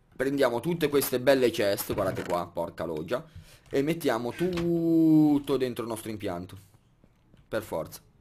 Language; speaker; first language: Italian; native; Italian